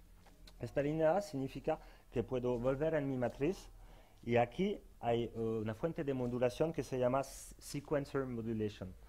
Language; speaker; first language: Spanish; non-native, fluent; French